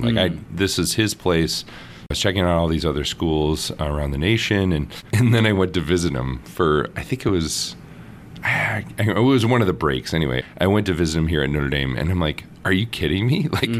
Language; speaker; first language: English; native; English